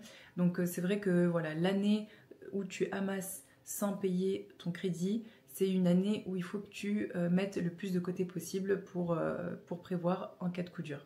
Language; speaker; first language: French; native; French